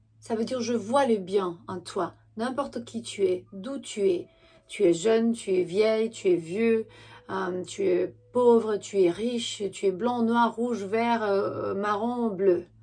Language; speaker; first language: French; non-native, fluent; Romanian